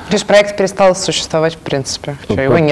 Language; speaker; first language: Russian; native; Russian